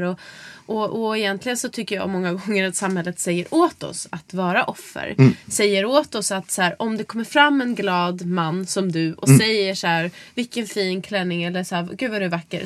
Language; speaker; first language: Swedish; native; Swedish